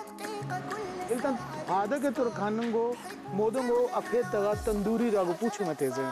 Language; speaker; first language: Korean; non-native, fluent; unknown